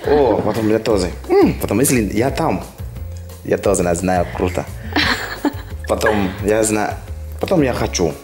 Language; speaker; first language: Russian; non-native, learner; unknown